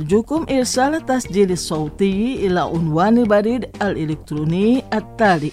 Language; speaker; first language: Arabic; non-native, fluent; Indonesian